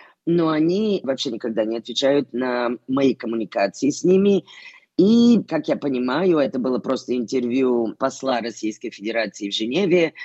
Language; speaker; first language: Russian; non-native, fluent; Bulgarian